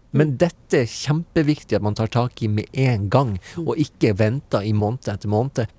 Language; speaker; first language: Norwegian; native; Norwegian